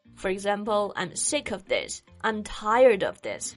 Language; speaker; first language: English; non-native, fluent; Chinese